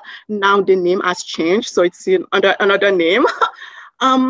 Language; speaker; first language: English; non-native, fluent; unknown